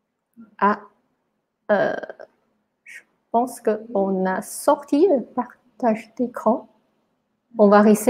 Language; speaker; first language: French; non-native, fluent; Chinese